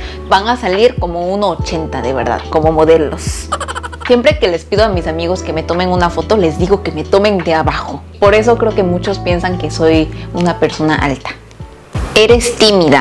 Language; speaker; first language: Spanish; early bilingual, other home language; Korean